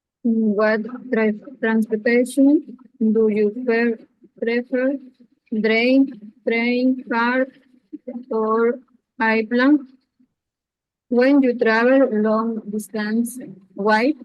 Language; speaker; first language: English; non-native, learner; Spanish